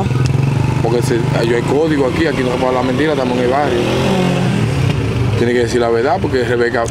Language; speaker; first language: Spanish; native; Spanish